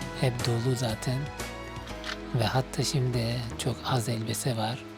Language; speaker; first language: Turkish; non-native, fluent; Arabic